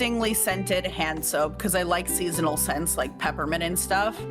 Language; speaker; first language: English; native; English